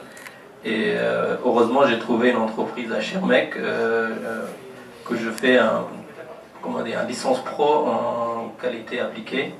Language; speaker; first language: French; non-native, fluent; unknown